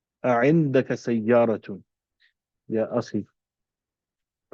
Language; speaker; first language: Arabic; non-native, fluent; English